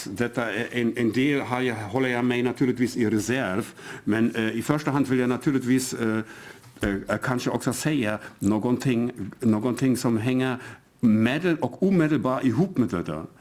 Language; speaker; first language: Swedish; non-native, fluent; German